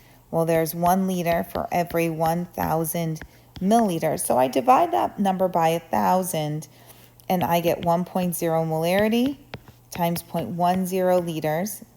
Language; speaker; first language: English; native; English